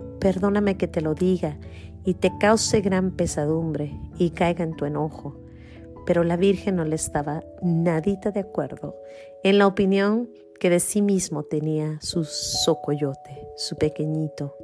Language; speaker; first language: Spanish; native; Spanish